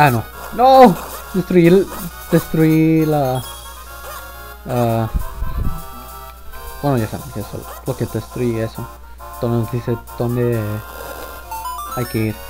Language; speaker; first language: Spanish; early bilingual, heritage; Spanish